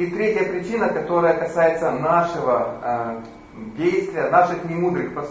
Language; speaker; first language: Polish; non-native, learner; Russian